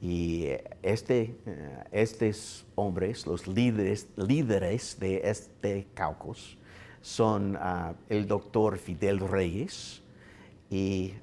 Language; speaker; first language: Spanish; non-native, learner; English